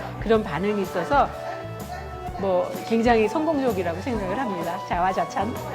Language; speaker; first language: Korean; native; Korean